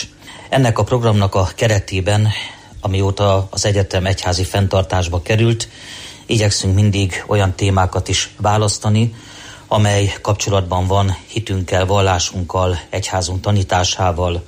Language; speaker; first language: Hungarian; native; Hungarian